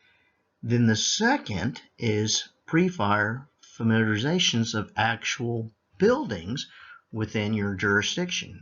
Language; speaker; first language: English; native; English